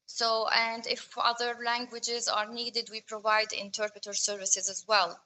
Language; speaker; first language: English; non-native, fluent; Arabic